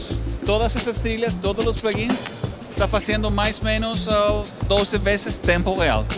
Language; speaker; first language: Portuguese; non-native, learner; Spanish